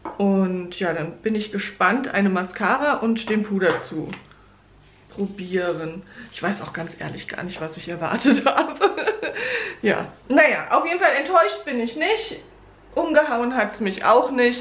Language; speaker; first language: German; native; German